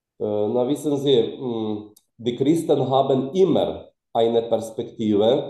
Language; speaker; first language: German; non-native, fluent; Ukrainian